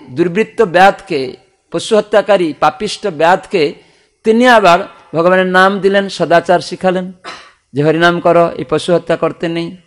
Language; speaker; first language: Bangla; non-native, fluent; Odia